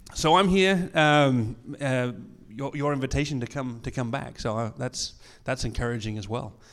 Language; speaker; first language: English; native; English